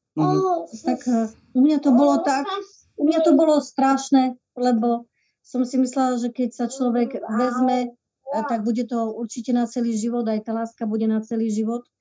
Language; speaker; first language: Slovak; native; Slovak